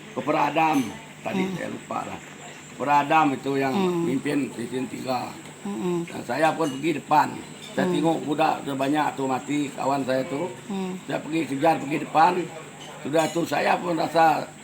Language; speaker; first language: Malay; non-native, local second language; Iban